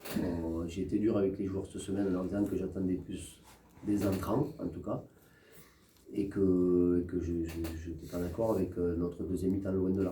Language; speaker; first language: French; native; French